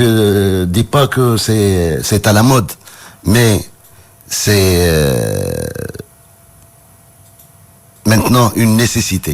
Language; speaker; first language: French; non-native, local second language; Arabic